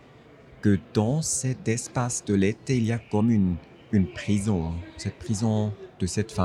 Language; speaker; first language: French; non-native, fluent; German